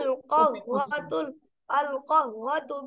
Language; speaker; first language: Arabic; non-native, learner; Bangla